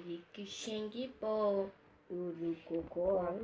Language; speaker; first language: Portuguese; native; Portuguese